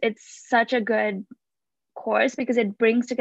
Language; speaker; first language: English; non-native, local second language; Sinhala